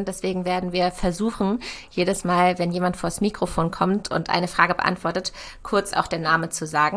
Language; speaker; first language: German; native; German